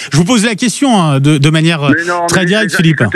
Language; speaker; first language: French; native; French